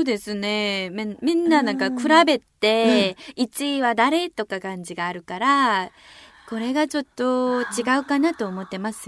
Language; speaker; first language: Japanese; non-native, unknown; Korean